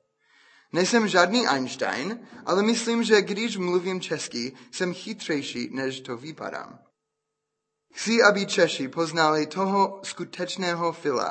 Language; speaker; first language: Czech; non-native, fluent; English